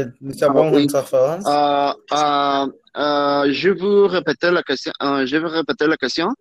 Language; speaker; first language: French; non-native, learner; Spanish